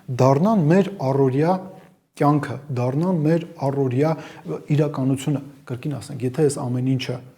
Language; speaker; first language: Armenian; native; Armenian